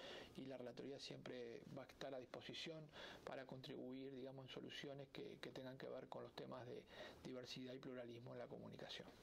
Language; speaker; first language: Spanish; native; Spanish